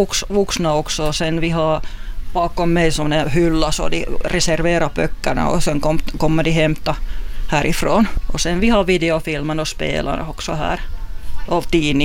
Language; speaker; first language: Swedish; non-native, local second language; Finnish